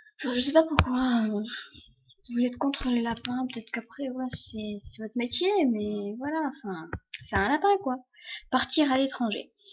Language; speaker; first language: French; early bilingual, other home language; Polish